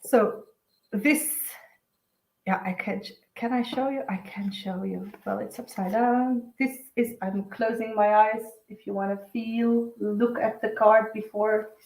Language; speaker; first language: English; non-native, fluent; Dutch